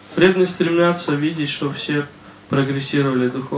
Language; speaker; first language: Russian; native; Russian